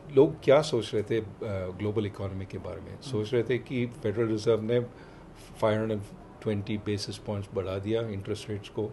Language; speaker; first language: Hindi; non-native, local second language; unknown